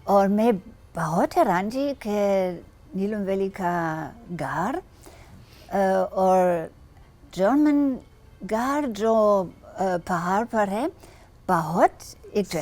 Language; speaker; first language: Hindi; non-native, learner; German